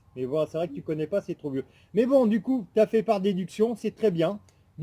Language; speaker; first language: French; native; French